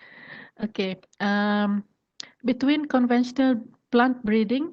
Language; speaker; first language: English; non-native, fluent; Malay